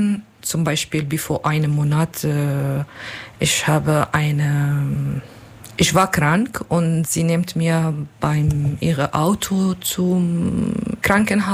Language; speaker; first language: German; non-native, learner; Turkish